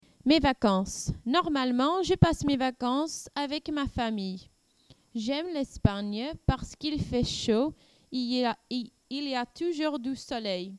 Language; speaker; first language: French; non-native, learner; English